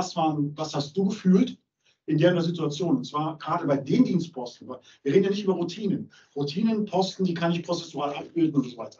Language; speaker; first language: German; native; German